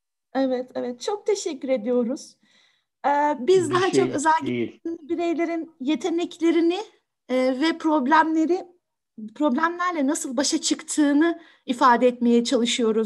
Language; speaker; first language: Turkish; native; Turkish